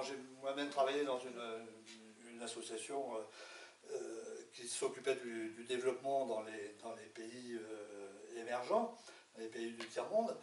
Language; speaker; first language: French; native; French